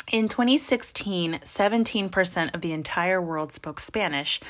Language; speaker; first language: English; early bilingual, other home language; Spanish